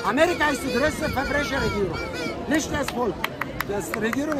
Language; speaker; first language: German; non-native, fluent; Turkish